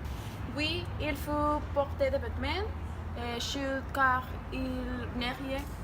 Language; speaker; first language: French; non-native, learner; Spanish